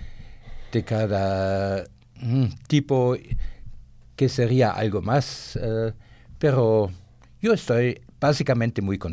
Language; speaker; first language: Spanish; non-native, fluent; German